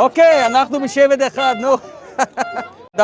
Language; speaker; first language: Hebrew; non-native, learner; English